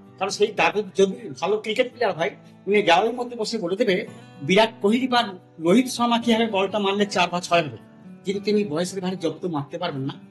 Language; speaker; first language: Bangla; non-native, local second language; Santali